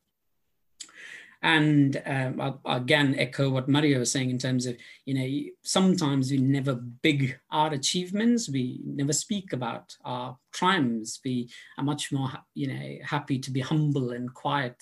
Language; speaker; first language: English; non-native, local second language; Tamil